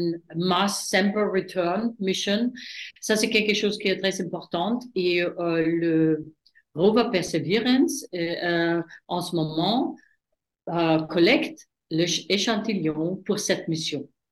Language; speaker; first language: French; non-native, fluent; German